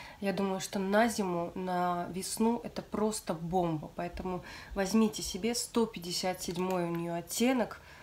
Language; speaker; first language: Russian; native; Russian